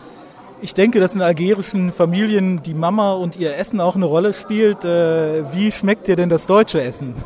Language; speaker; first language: German; native; German